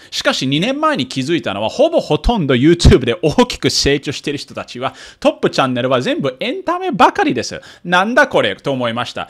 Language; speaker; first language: Japanese; early bilingual, heritage; Japanese